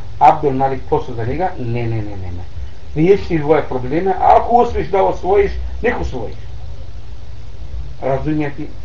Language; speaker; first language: Bosnian; non-native, learner; Arabic